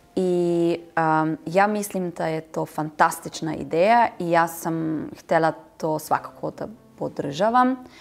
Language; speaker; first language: Serbian; non-native, fluent; German